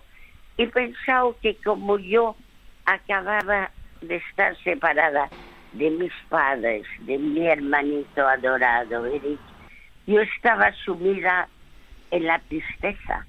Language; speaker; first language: Spanish; early bilingual, other home language; French